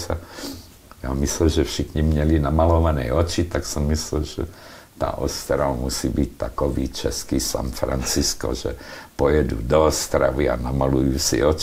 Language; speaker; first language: Czech; non-native, local second language; Slovak